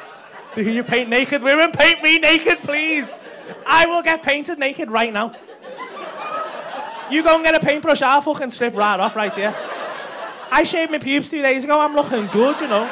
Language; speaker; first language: English; native; English